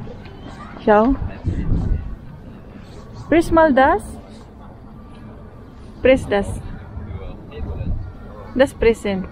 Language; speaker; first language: German; non-native, learner; Filipino